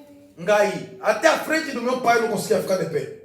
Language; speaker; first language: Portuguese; non-native, fluent; Lingala